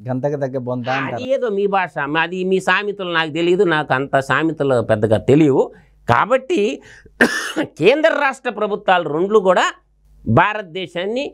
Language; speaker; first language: Telugu; native; Telugu